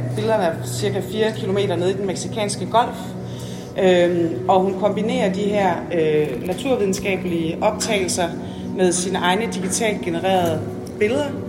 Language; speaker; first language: Danish; native; Danish